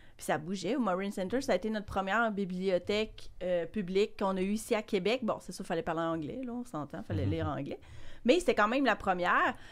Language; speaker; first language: French; native; French